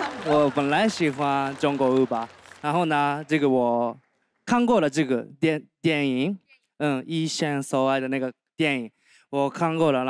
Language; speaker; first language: Chinese; non-native, learner; Japanese